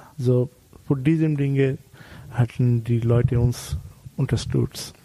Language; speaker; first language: German; non-native, learner; Bangla